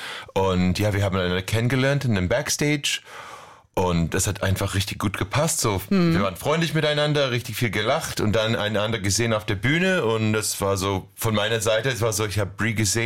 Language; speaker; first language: German; non-native, fluent; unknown